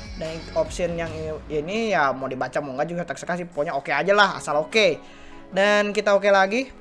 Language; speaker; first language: Indonesian; native; Indonesian